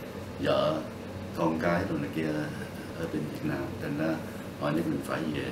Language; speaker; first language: Vietnamese; non-native, local second language; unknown